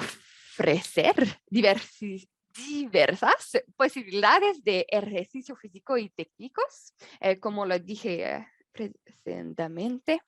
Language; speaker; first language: Spanish; non-native, learner; French